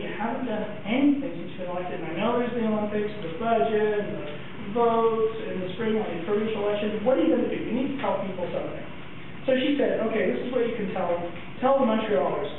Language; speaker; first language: English; native; English